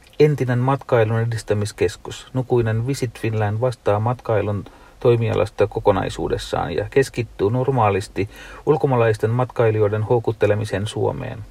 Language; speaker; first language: Finnish; non-native, fluent; Tamil